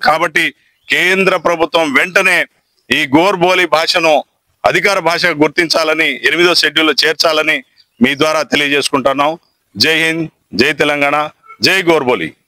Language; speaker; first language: Telugu; non-native, local second language; Lambadi